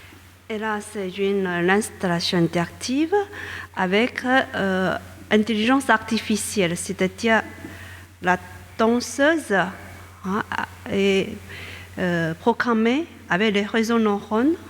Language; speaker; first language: French; non-native, fluent; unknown